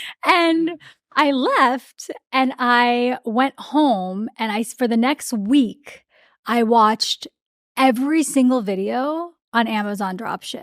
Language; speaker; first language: English; early bilingual, other home language; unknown